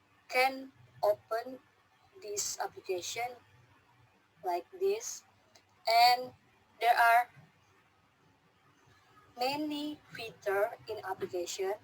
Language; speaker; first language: English; non-native, learner; Indonesian